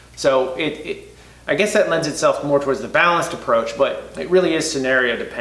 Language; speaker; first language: English; native; English